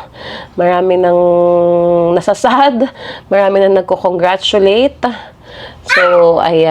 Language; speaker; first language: Filipino; native; Filipino